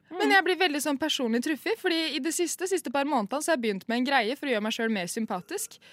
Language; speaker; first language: Norwegian; native; Norwegian